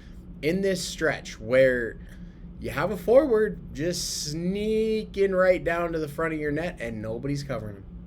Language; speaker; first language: English; native; English